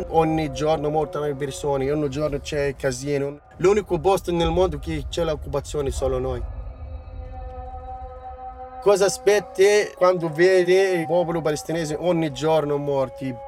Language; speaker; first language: Italian; non-native, learner; Arabic